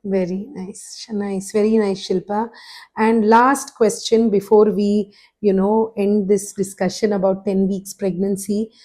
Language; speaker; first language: English; non-native, local second language; Telugu